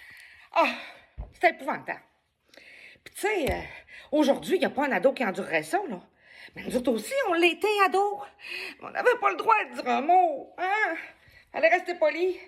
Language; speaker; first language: French; native; French